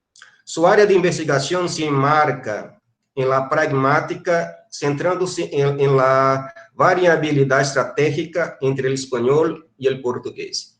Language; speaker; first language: Spanish; non-native, fluent; Portuguese